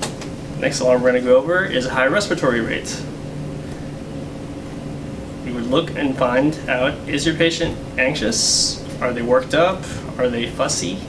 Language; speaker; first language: English; native; English